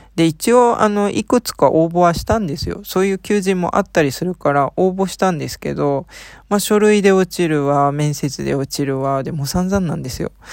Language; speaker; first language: Japanese; early bilingual, heritage; Japanese